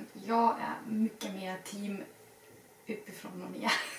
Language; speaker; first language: Swedish; non-native, fluent; German